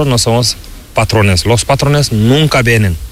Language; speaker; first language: Spanish; non-native, learner; Fula